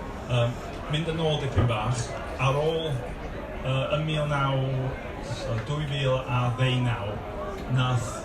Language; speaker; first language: Welsh; non-native, local second language; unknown